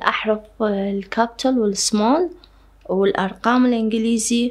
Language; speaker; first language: Arabic; native; Arabic